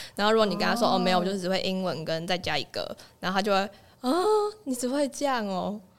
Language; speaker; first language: Chinese; native; Chinese